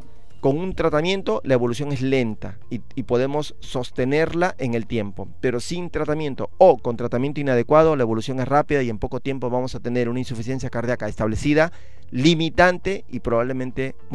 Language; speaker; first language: Spanish; native; Spanish